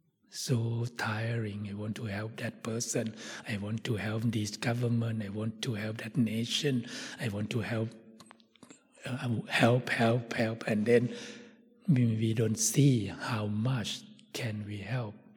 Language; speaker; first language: English; non-native, fluent; Thai